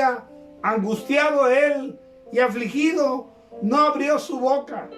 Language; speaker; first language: Spanish; native; Spanish